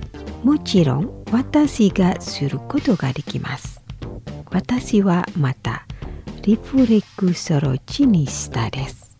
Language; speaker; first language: Japanese; non-native, fluent; Indonesian